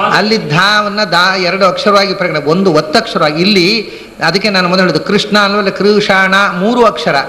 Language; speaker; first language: Kannada; non-native, local second language; Tulu